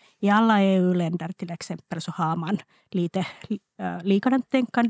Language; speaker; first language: Swedish; non-native, local second language; Finnish